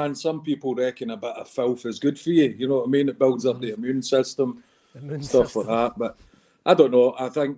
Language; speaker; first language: English; native; English